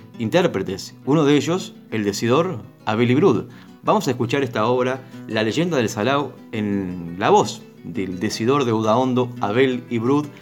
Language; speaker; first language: Spanish; native; Spanish